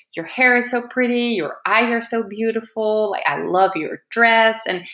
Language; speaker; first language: English; non-native, fluent; Dutch